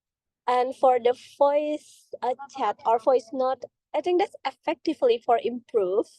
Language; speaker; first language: English; non-native, learner; Indonesian